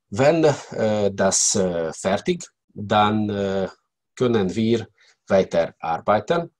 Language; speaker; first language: German; non-native, learner; Hungarian